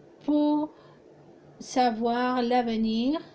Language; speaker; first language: French; non-native, fluent; Spanish